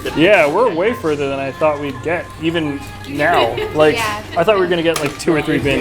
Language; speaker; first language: English; native; English